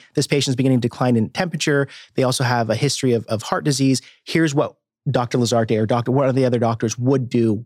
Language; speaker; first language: English; native; English